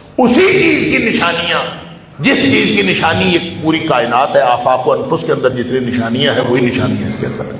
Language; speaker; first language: Urdu; non-native, local second language; Punjabi